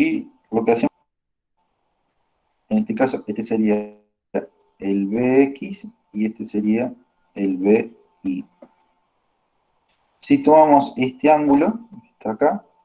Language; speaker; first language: Spanish; native; Spanish